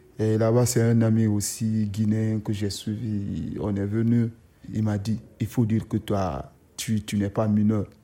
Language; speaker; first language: French; non-native, local second language; Susu